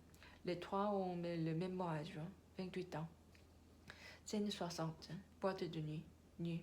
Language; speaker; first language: French; non-native, learner; Korean